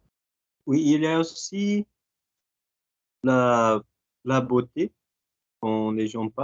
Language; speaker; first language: French; non-native, fluent; Portuguese